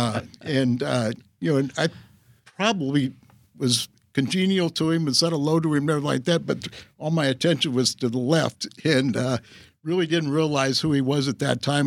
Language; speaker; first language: English; native; English